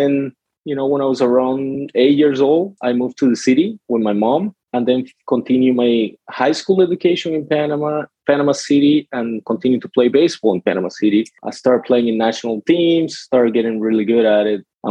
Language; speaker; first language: English; non-native, fluent; Spanish